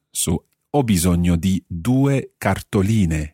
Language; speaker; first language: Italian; non-native, fluent; English